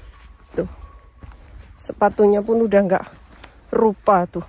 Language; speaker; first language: Indonesian; native; Indonesian